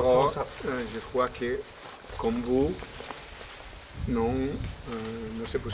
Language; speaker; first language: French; non-native, learner; Italian